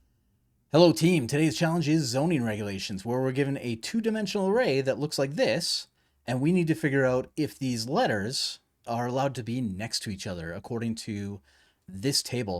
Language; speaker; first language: English; native; English